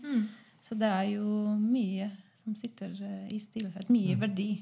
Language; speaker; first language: Norwegian; non-native, fluent; Polish